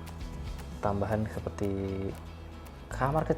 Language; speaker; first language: Indonesian; native; Indonesian